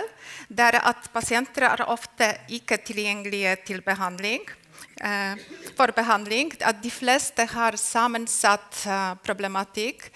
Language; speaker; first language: Norwegian; non-native, fluent; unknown